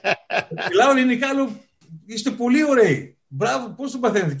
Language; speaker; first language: Greek; native; Greek